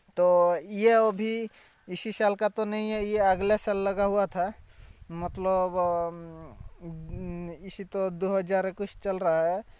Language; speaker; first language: Hindi; non-native, local second language; Santali